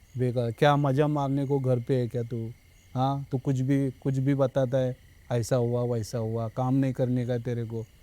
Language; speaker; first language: Hindi; non-native, local second language; Marathi